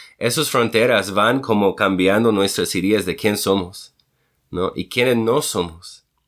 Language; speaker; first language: Spanish; non-native, fluent; English